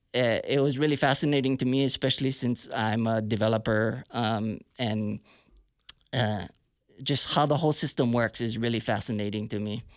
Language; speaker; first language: English; native; English